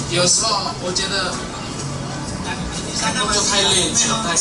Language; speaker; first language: Chinese; non-native, learner; Indonesian